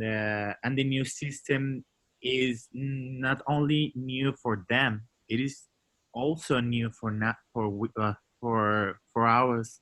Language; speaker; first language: English; non-native, learner; Spanish